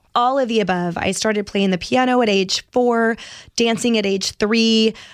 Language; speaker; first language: English; native; English